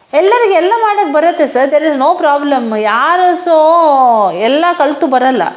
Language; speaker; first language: Kannada; non-native, local second language; Hindi